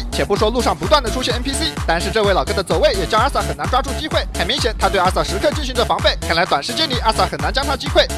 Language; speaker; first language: Chinese; native; Chinese